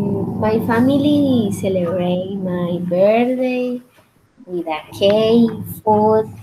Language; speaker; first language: English; non-native, learner; Spanish